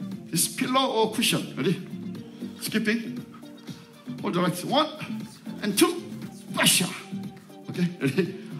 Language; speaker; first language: English; non-native, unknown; Korean